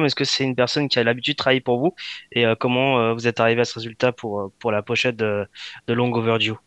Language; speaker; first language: French; native; French